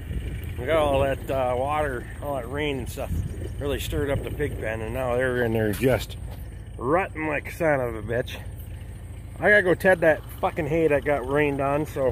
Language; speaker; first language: English; native; English